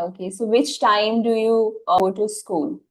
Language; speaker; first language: English; non-native, fluent; Hindi